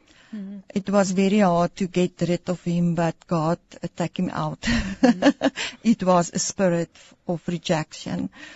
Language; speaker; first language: English; non-native, learner; Afrikaans